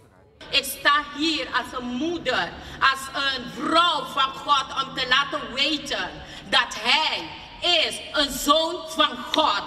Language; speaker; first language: Dutch; non-native, fluent; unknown